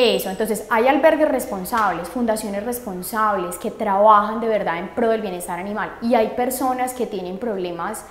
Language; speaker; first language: Spanish; native; Spanish